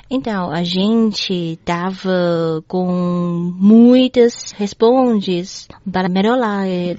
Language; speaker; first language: Portuguese; non-native, learner; Chinese